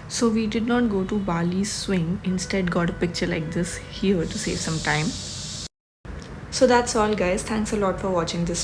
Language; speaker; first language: English; non-native, local second language; Hindi